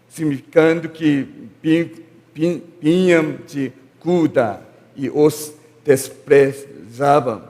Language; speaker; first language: Portuguese; non-native, learner; Korean